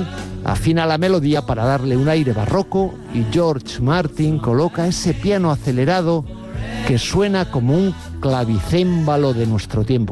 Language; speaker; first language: Spanish; native; Spanish